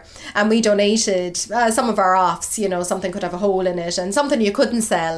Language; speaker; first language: English; native; English